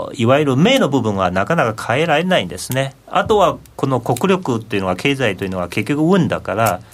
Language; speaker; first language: Japanese; non-native, fluent; Chinese